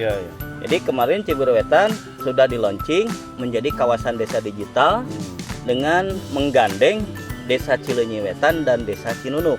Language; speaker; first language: Indonesian; non-native, local second language; Sundanese